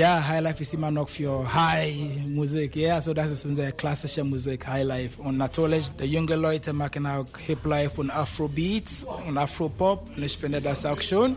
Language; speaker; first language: German; non-native, fluent; Akan